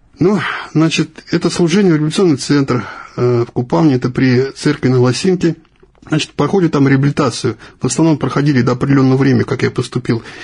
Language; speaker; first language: Russian; native; Russian